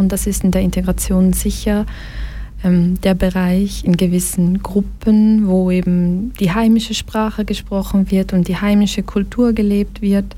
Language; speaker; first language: German; early bilingual, other home language; Portuguese